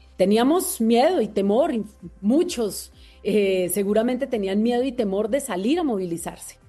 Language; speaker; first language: Spanish; native; Spanish